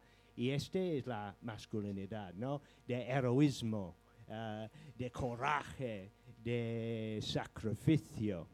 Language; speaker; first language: Spanish; non-native, fluent; English